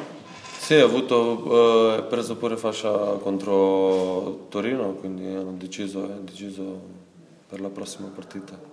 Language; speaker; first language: Italian; non-native, fluent; Serbian